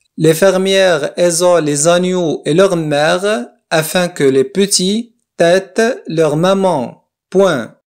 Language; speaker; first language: French; non-native, local second language; Arabic